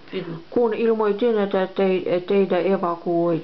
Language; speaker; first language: Finnish; non-native, local second language; Russian